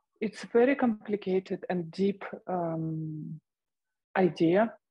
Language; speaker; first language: English; non-native, fluent; Russian